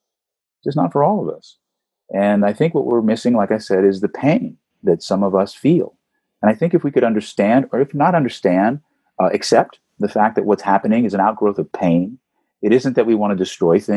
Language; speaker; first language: English; native; English